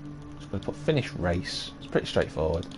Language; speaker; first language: English; native; English